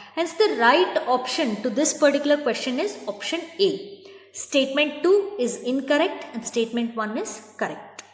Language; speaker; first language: English; non-native, local second language; Kannada